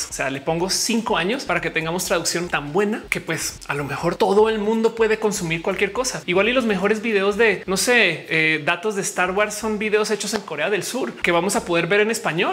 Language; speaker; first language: Spanish; native; Spanish